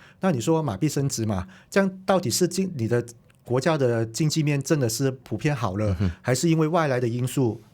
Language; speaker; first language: Chinese; native; Chinese